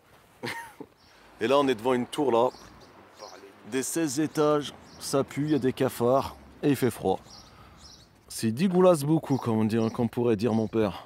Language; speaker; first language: French; native; French